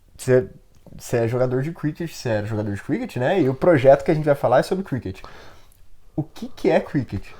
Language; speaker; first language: Portuguese; native; Portuguese